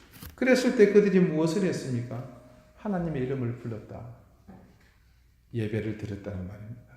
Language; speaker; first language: Korean; native; Korean